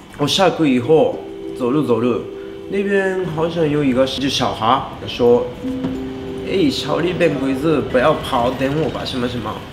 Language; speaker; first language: Chinese; non-native, learner; Japanese